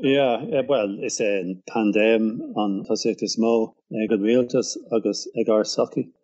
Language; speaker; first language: Irish; non-native, local second language; English